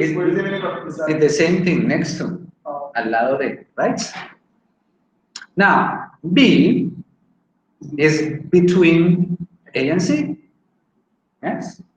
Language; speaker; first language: English; non-native, fluent; Spanish